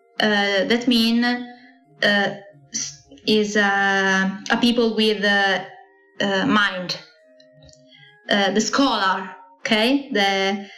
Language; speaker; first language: English; non-native, learner; Italian